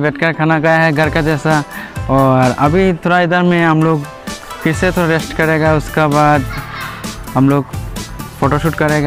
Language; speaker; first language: Hindi; non-native, local second language; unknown